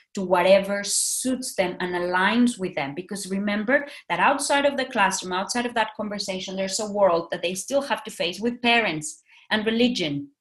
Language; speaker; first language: English; non-native, fluent; Spanish